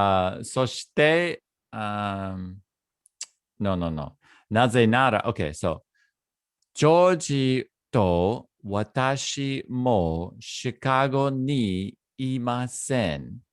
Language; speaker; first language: Japanese; non-native, learner; English